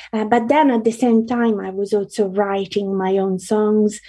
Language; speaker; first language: English; early bilingual, other home language; Italian